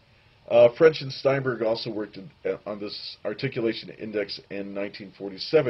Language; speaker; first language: English; native; English